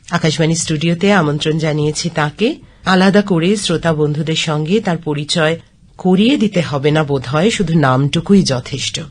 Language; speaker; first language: Bangla; native; Bangla